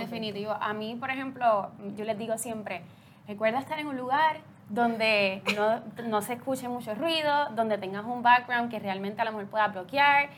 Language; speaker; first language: Spanish; native; Spanish